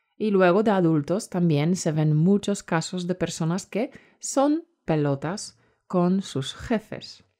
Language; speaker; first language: Spanish; native; Spanish